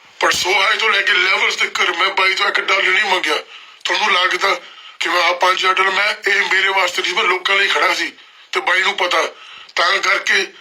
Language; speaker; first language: Punjabi; early bilingual, heritage; Punjabi